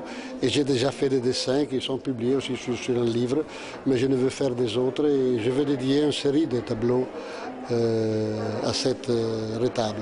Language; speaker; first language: French; non-native, fluent; Italian